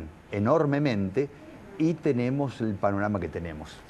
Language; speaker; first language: Spanish; native; Spanish